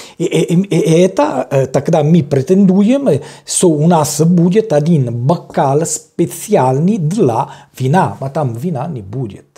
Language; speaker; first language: Russian; non-native, learner; Italian